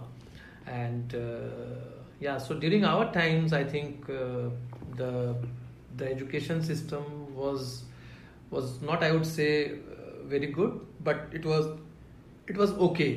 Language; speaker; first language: English; non-native, local second language; Hindi